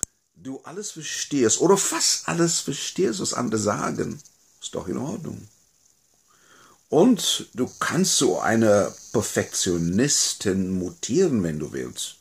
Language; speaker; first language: German; non-native, fluent; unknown